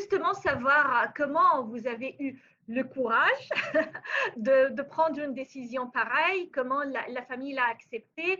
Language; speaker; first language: French; non-native, fluent; Arabic